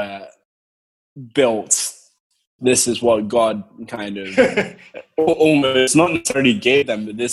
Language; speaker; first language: English; native; English